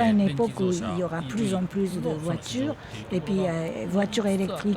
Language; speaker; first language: French; non-native, fluent; Japanese